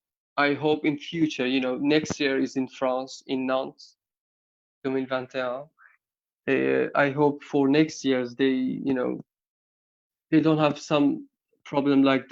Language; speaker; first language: English; non-native, learner; Persian